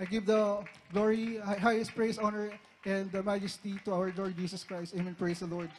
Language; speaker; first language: English; non-native, local second language; Filipino